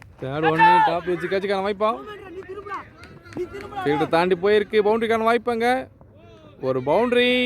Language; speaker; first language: Tamil; native; Tamil